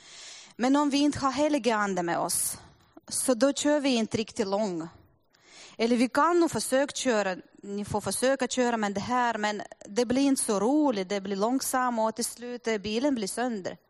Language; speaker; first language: Swedish; non-native, fluent; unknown